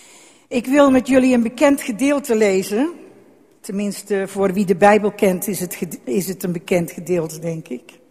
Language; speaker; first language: Dutch; native; Dutch